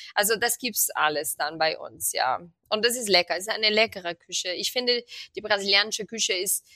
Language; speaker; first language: German; non-native, fluent; Portuguese